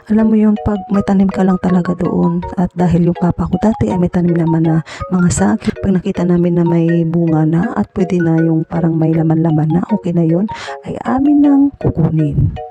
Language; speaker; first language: Filipino; non-native, local second language; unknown